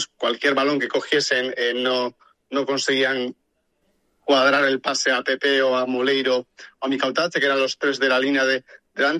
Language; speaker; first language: Spanish; native; Spanish